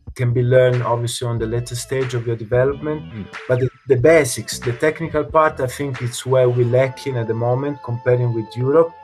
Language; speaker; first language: English; non-native, fluent; Italian